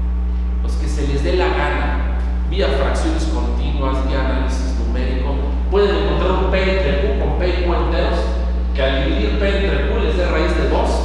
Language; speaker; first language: Spanish; native; Spanish